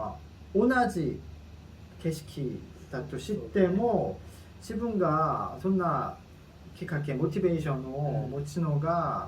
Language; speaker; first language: Japanese; non-native, learner; Korean